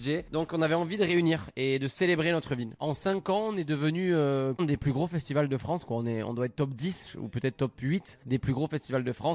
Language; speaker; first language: French; native; French